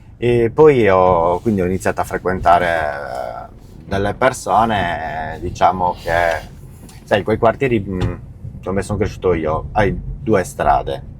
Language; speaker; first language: Italian; native; Italian